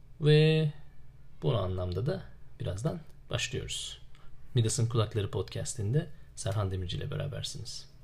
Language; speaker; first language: Turkish; native; Turkish